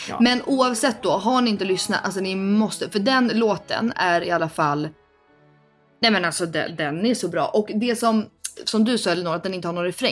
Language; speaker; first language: Swedish; native; Swedish